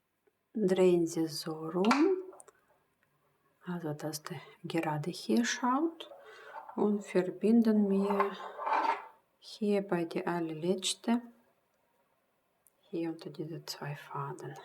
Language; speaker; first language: German; non-native, fluent; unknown